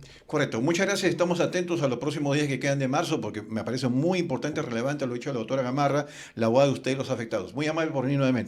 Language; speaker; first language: Spanish; native; Spanish